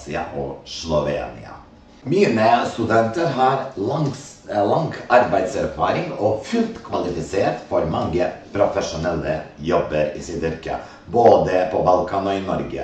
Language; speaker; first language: Norwegian; non-native, fluent; Serbian